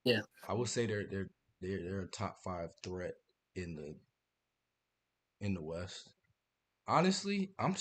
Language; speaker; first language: English; native; English